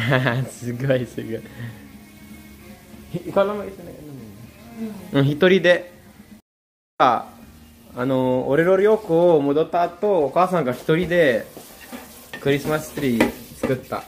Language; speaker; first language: Japanese; non-native, fluent; Filipino